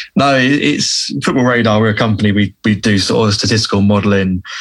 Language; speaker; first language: English; native; English